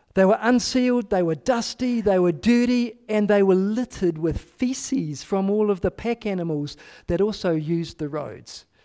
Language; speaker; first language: English; native; English